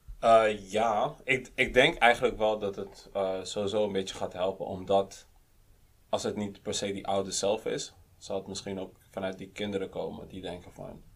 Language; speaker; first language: Dutch; native; Dutch